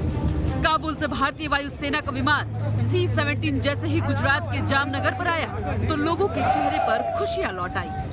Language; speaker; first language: Hindi; native; Hindi